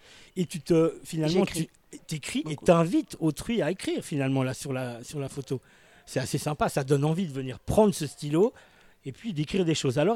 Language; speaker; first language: French; native; French